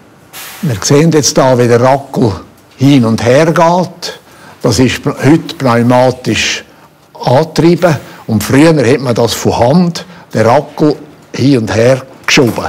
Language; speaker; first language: German; native; German